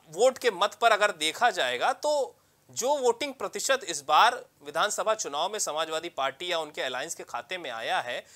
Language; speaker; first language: Hindi; native; Hindi